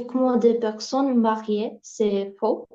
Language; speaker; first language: French; non-native, learner; Ukrainian